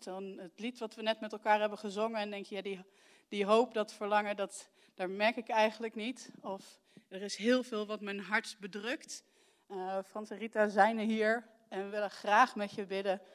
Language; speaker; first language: Dutch; native; Dutch